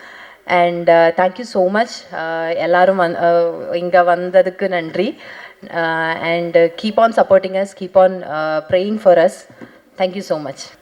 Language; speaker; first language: Tamil; non-native, fluent; Malayalam